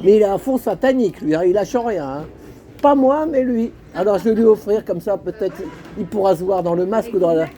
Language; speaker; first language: French; native; French